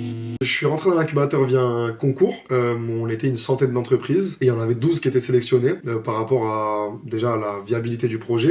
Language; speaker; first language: French; native; French